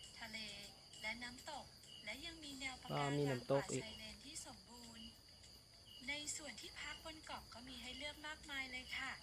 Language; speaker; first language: Thai; native; Thai